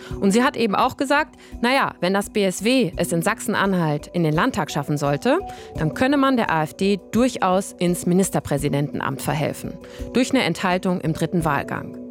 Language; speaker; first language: German; native; German